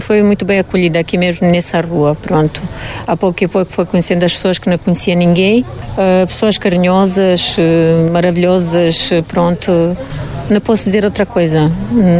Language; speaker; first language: Portuguese; non-native, fluent; Romanian